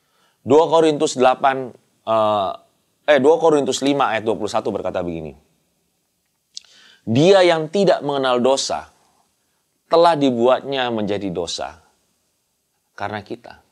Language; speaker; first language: Indonesian; native; Indonesian